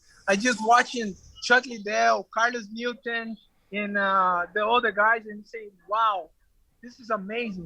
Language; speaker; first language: English; non-native, learner; Portuguese